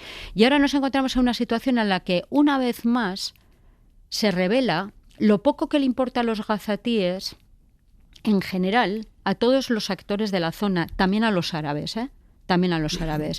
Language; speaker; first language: Spanish; native; Spanish